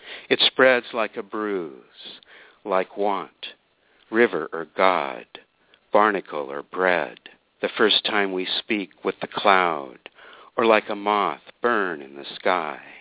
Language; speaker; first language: English; native; English